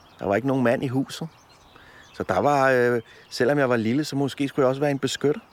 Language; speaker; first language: Danish; early bilingual, other home language; Polish